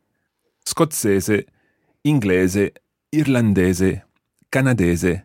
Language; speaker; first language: Italian; non-native, fluent; English